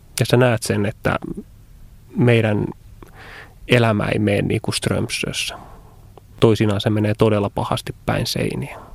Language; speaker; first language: Finnish; native; Finnish